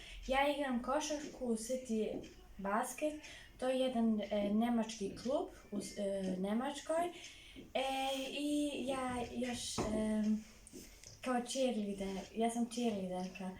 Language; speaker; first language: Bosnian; early bilingual, heritage; Serbian